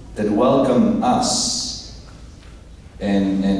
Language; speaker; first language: English; non-native, fluent; Spanish